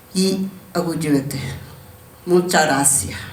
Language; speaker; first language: Spanish; non-native, learner; Guarani